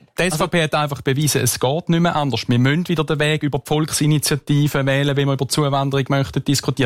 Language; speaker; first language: German; native; German